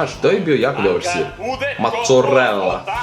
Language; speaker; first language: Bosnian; early bilingual, heritage; English